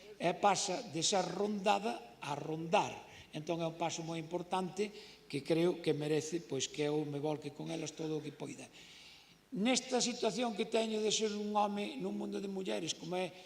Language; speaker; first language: Galician; native; Galician